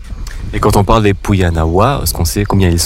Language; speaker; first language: French; native; French